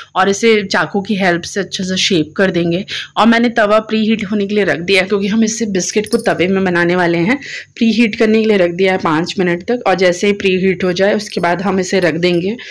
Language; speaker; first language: Hindi; native; Hindi